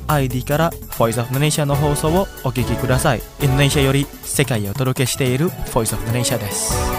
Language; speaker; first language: Japanese; non-native, fluent; Indonesian